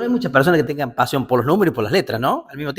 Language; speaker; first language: Spanish; native; Spanish